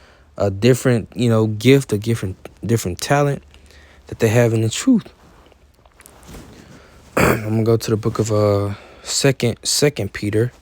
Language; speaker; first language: English; native; English